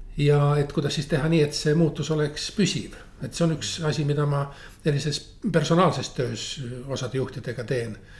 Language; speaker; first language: Estonian; native; Estonian